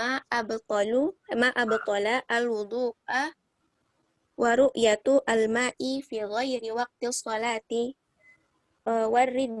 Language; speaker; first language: Arabic; non-native, learner; Indonesian